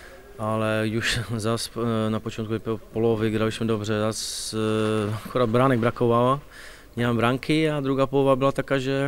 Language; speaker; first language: Polish; non-native, learner; Czech